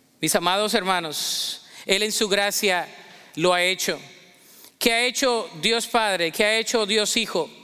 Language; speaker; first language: Spanish; native; Spanish